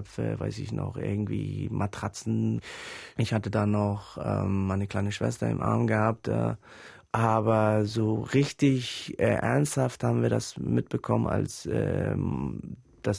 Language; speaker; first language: German; early bilingual, other home language; Pashto